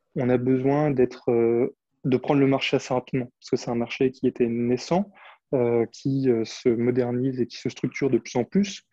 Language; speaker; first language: French; native; French